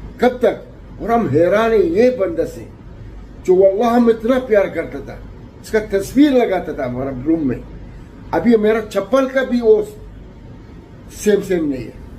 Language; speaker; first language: Hindi; non-native, learner; Arabic